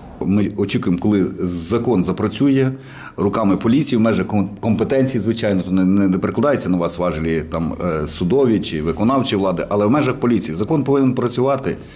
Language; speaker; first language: Ukrainian; non-native, local second language; Russian